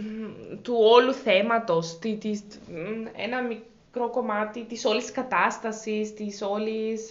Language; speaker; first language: Greek; native; Greek